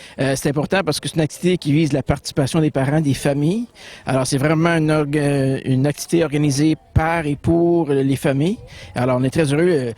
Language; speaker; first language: French; native; French